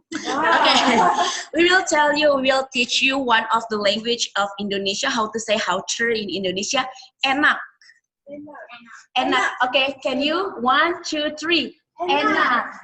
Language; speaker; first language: English; non-native, learner; Indonesian